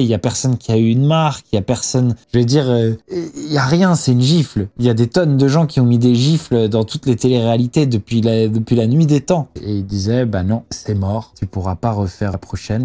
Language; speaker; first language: French; native; French